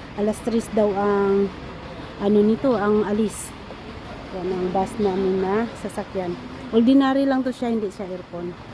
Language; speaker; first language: Filipino; non-native, local second language; Cebuano